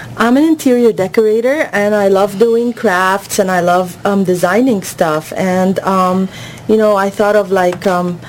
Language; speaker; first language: English; non-native, fluent; Arabic